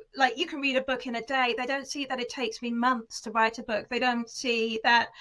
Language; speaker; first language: English; native; English